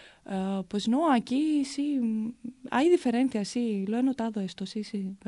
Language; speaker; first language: Spanish; non-native, fluent; Greek